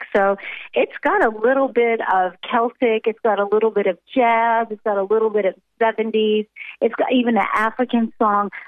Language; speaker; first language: English; native; English